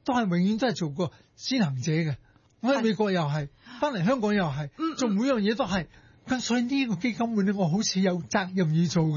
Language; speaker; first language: Cantonese; native; Cantonese